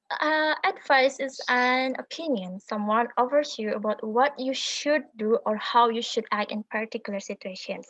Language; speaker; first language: English; non-native, learner; Indonesian